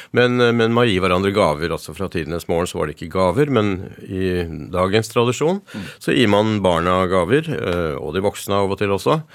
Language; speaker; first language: Norwegian; early bilingual, other home language; Yiddish